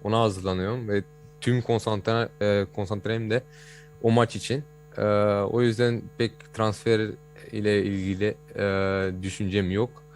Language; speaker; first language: Turkish; early bilingual, heritage; Turkish